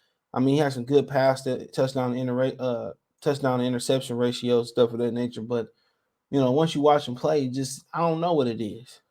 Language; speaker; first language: English; native; English